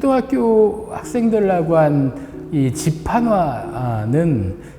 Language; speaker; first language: Korean; native; Korean